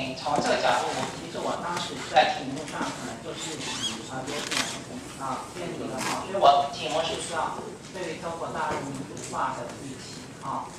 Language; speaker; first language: Chinese; native; Chinese